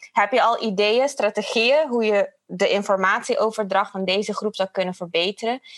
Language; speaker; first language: Dutch; non-native, fluent; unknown